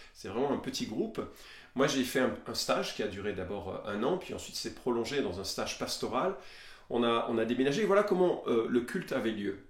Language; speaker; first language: French; native; French